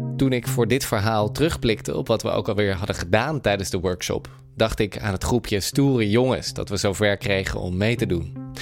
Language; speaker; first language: Dutch; native; Dutch